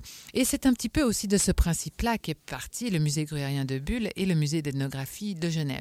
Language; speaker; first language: French; native; French